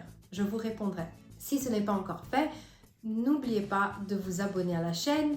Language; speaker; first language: French; non-native, fluent; Italian